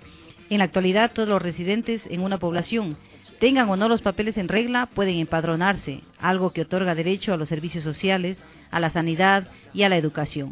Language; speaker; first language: Spanish; native; Spanish